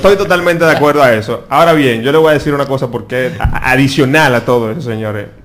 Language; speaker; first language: Spanish; native; Spanish